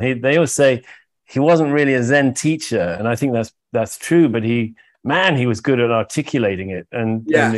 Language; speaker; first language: English; native; English